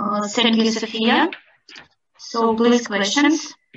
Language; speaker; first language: English; non-native, learner; Ukrainian